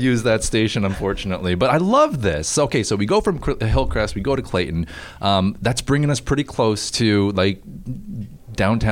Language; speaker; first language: English; native; English